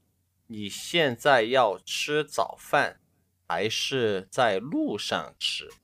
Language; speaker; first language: Chinese; non-native, learner; English